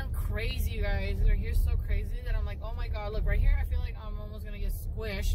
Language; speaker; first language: English; early bilingual, other home language; Spanish